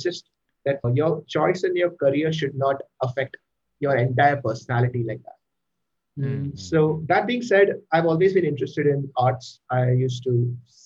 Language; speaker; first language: English; non-native, local second language; Malayalam